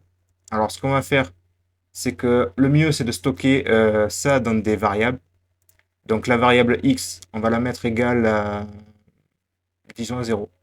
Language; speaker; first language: French; native; French